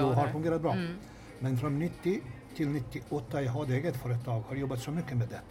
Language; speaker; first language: Swedish; non-native, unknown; Albanian